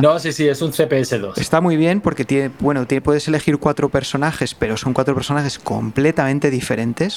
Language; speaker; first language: Spanish; native; Spanish